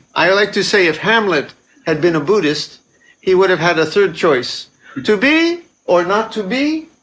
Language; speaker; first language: English; native; English